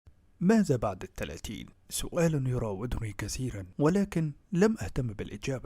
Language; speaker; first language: Arabic; native; Arabic